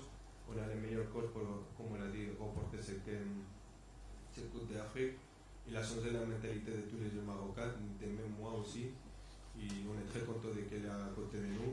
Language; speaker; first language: French; non-native, fluent; Spanish